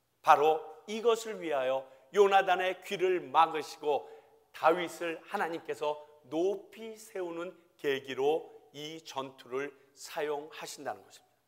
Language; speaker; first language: Korean; native; Korean